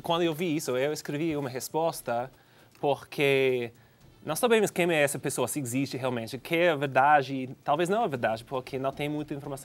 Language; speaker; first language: Portuguese; non-native, fluent; English